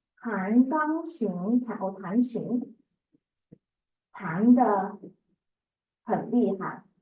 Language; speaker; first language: Chinese; non-native, fluent; English